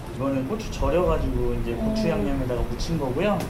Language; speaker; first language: Korean; native; Korean